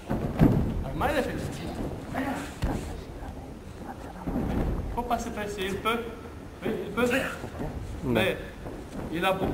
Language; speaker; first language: French; non-native, learner; Romanian